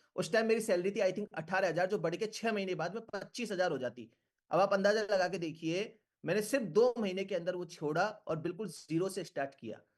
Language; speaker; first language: Hindi; native; Hindi